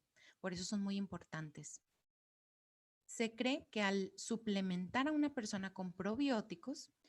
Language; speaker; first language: Spanish; native; Spanish